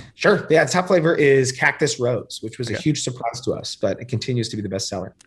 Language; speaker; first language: English; native; English